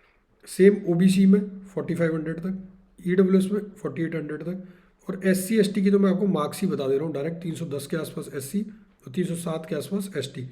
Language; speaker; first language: Hindi; native; Hindi